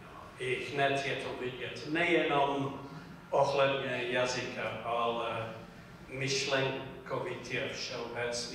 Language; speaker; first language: Czech; non-native, fluent; English